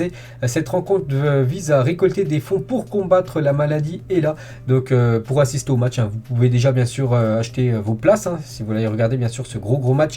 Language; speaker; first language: French; native; French